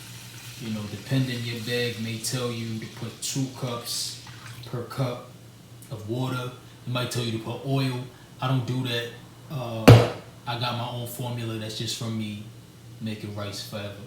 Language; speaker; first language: English; native; English